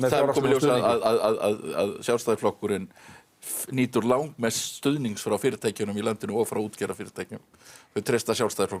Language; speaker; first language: Icelandic; native; Icelandic